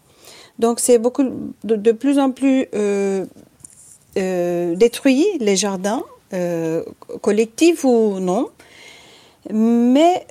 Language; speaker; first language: French; non-native, fluent; Turkish